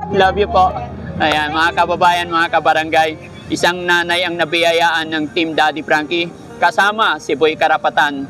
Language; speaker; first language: Filipino; non-native, local second language; Pangasinan